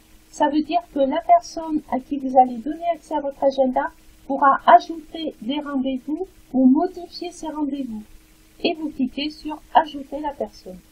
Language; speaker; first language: French; native; French